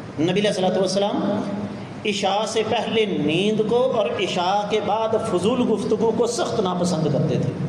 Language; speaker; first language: Urdu; non-native, local second language; Punjabi